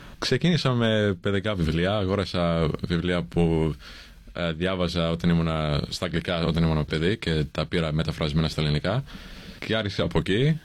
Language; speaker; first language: Greek; early bilingual, heritage; English